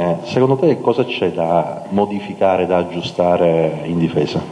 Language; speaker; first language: Italian; native; Italian